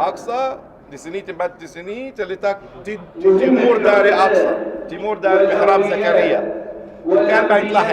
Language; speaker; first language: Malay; non-native, learner; Arabic